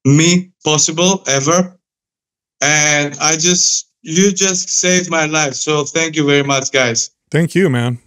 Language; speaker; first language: English; non-native, fluent; Greek